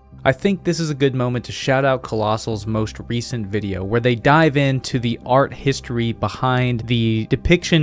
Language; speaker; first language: English; native; English